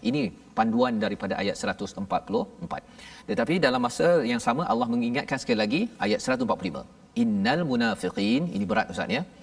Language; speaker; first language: Malay; native; Malay